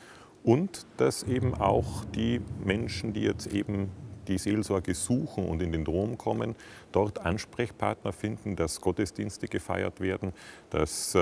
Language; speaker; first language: German; native; German